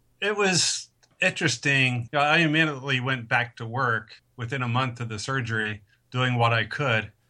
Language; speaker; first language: English; native; English